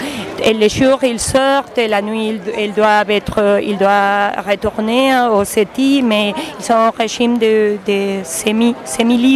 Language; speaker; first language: French; non-native, learner; Spanish